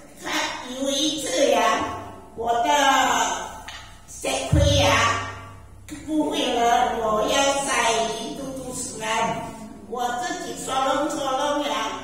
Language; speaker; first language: Chinese; early bilingual, heritage; Indonesian